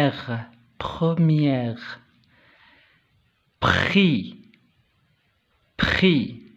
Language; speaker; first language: French; non-native, local second language; Arabic